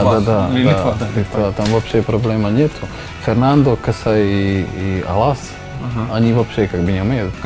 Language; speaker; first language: Russian; non-native, learner; Slovak